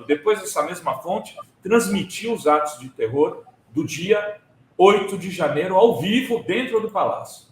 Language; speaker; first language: Portuguese; native; Portuguese